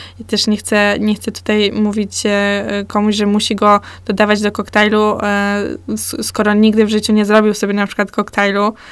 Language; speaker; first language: Polish; early bilingual, heritage; Polish